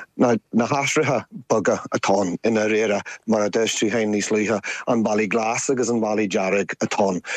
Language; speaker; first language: Irish; native; Irish